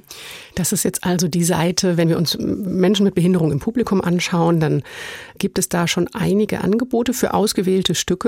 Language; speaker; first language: German; native; German